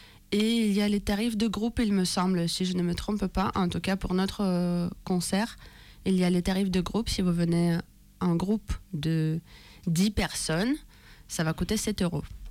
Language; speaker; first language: French; non-native, fluent; Russian